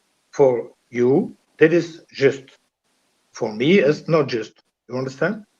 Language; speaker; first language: English; non-native, learner; French